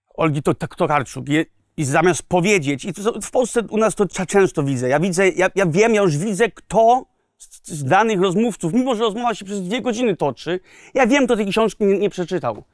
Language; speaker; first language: Polish; early bilingual, heritage; Polish